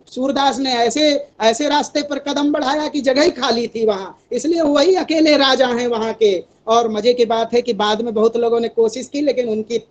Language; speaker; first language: Hindi; native; Hindi